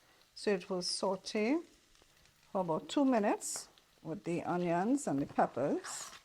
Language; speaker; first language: English; native; English